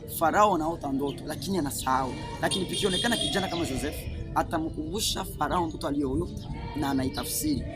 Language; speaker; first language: Swahili; non-native, local second language; Rundi